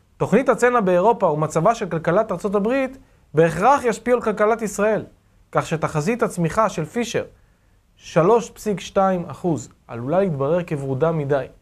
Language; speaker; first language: Hebrew; native; Hebrew